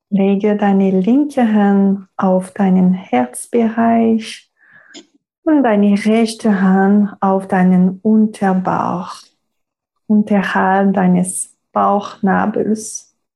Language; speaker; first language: German; non-native, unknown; French